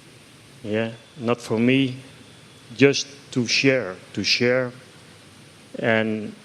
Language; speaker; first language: English; non-native, fluent; Dutch